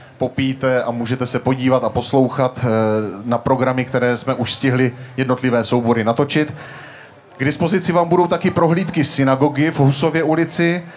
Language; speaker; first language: Czech; native; Czech